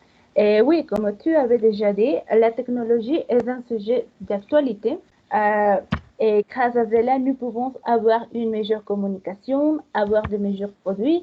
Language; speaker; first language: French; non-native, fluent; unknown